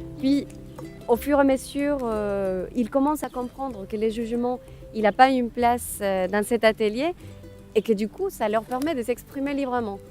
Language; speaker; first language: French; non-native, fluent; Spanish